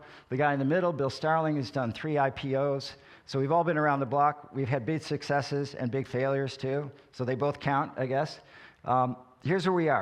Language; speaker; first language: English; native; English